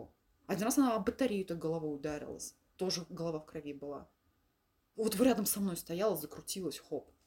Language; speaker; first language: Russian; native; Russian